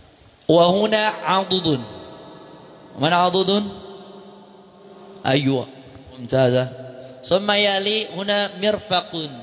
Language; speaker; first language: Arabic; non-native, fluent; Indonesian